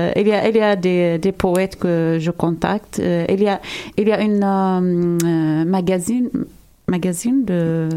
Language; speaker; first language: French; non-native, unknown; Arabic